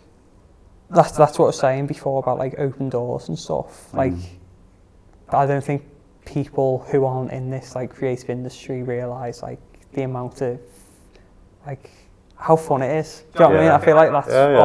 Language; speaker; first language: English; native; English